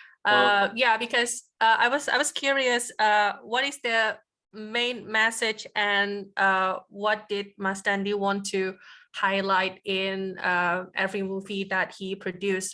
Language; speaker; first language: English; non-native, fluent; Indonesian